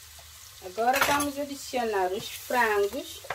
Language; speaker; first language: Portuguese; non-native, local second language; Upper Guinea Crioulo